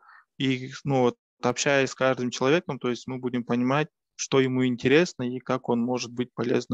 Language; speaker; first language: Russian; native; Russian